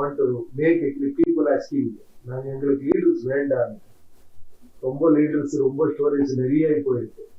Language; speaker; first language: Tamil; non-native, learner; Kannada